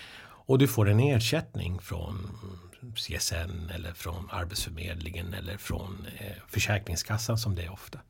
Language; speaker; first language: Swedish; early bilingual, other home language; Persian